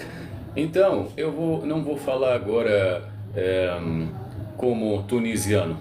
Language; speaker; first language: Portuguese; non-native, local second language; Arabic